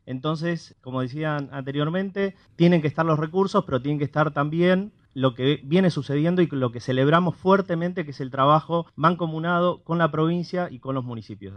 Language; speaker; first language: Spanish; native; Spanish